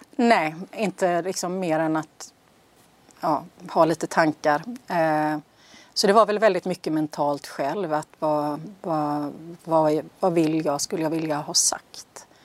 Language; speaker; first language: Swedish; native; Swedish